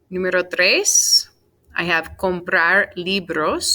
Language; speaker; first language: Spanish; non-native, fluent; English